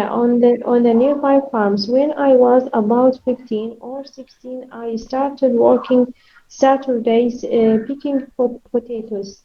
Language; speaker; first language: English; non-native, learner; Arabic